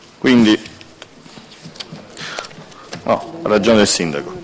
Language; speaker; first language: Italian; native; Italian